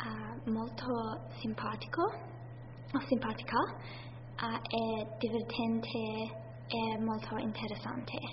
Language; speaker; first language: Italian; non-native, learner; English